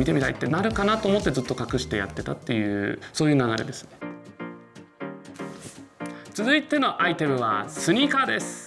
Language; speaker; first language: Japanese; native; Japanese